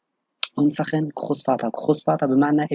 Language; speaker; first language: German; non-native, fluent; Arabic